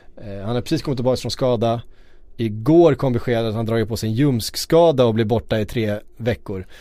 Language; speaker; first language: Swedish; native; Swedish